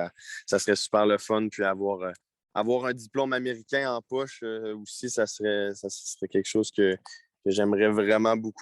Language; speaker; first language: French; native; French